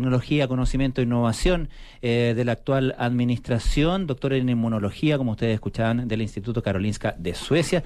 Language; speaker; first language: Spanish; native; Spanish